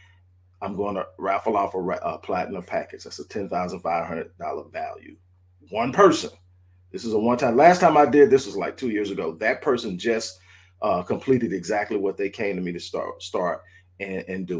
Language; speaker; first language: English; native; English